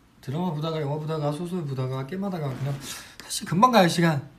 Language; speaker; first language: Korean; non-native, fluent; Chinese